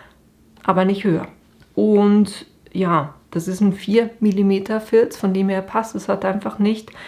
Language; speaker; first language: German; native; German